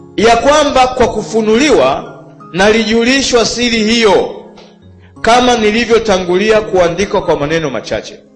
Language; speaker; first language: Swahili; native; Swahili